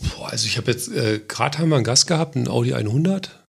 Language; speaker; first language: German; native; German